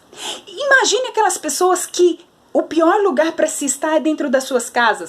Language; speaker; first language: Portuguese; native; Portuguese